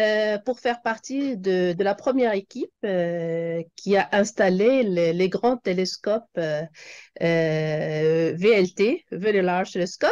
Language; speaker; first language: French; non-native, local second language; Arabic